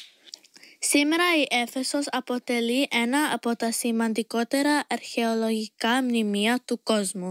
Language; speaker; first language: Greek; early bilingual, heritage; Greek